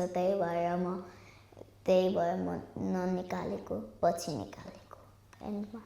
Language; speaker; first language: Nepali; early bilingual, heritage; Nepali